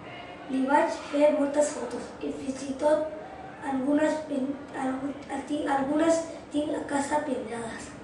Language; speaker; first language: Catalan; early bilingual, other home language; Urdu